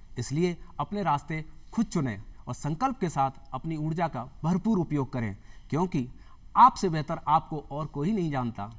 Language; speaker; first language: Hindi; native; Hindi